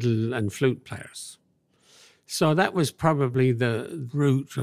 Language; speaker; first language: English; native; English